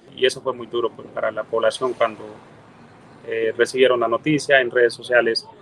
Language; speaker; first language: Spanish; native; Spanish